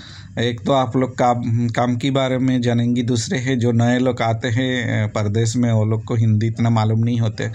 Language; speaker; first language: Hindi; non-native, local second language; Bangla